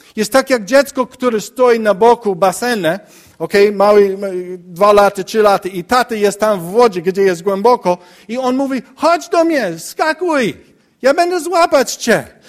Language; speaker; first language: Polish; non-native, learner; English